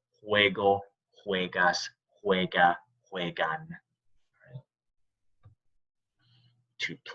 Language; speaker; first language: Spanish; non-native, fluent; English